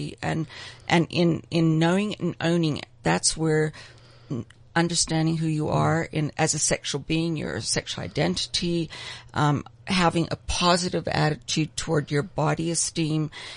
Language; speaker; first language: English; native; English